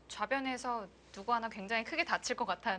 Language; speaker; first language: Korean; native; Korean